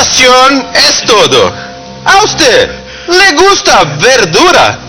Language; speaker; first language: Spanish; non-native, learner; Portuguese